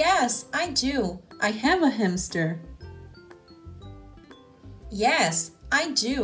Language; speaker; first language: English; non-native, fluent; Portuguese